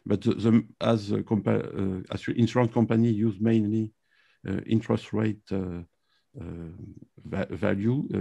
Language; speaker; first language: English; non-native, fluent; French